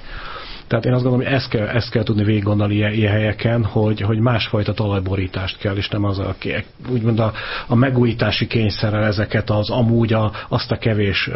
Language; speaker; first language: Hungarian; native; Hungarian